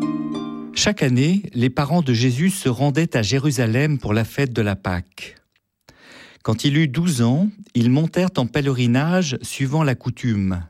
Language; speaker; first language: French; native; French